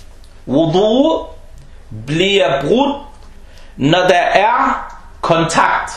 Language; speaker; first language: Danish; non-native, fluent; Arabic